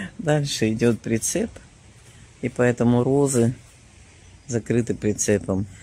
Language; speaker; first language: Russian; native; Russian